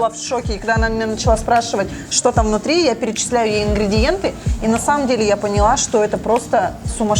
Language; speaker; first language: Russian; native; Russian